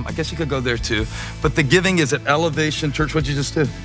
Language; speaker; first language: English; native; English